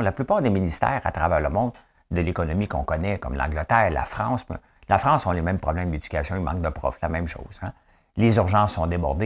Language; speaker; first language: French; native; French